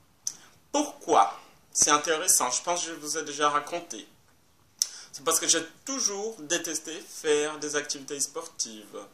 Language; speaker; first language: French; non-native, fluent; Portuguese